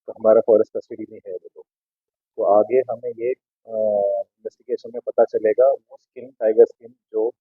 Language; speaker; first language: Hindi; non-native, local second language; Marathi